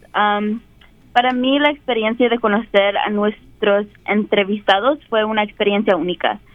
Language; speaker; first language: Spanish; early bilingual, heritage; Spanish